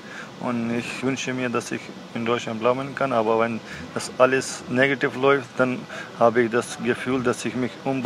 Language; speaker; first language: German; non-native, learner; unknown